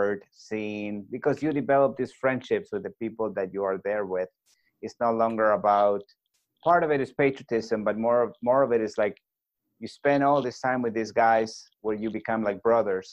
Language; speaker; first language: English; non-native, fluent; Spanish